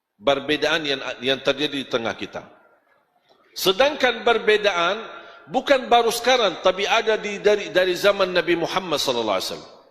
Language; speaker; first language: Malay; non-native, fluent; Arabic